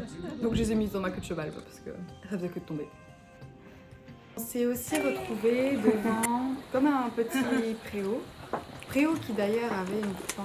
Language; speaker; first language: French; native; French